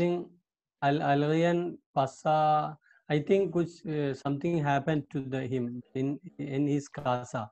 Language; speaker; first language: English; non-native, local second language; Hindi